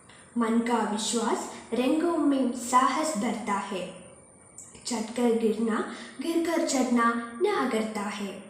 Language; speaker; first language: Hindi; non-native, local second language; Malayalam